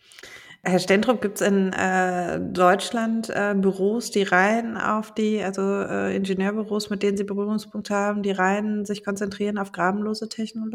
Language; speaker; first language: German; native; German